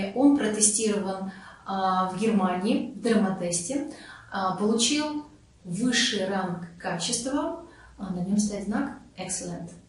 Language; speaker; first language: Russian; native; Russian